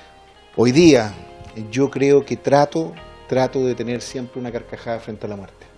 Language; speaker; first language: Spanish; native; Spanish